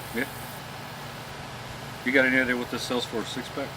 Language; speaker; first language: English; native; English